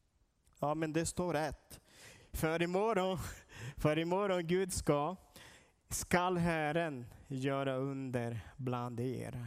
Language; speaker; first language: Swedish; non-native, learner; Portuguese